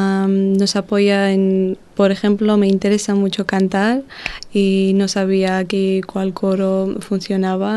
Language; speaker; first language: Spanish; non-native, learner; Georgian